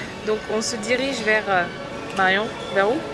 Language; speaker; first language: French; native; French